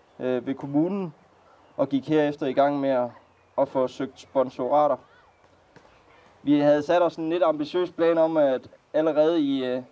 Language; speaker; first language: Danish; native; Danish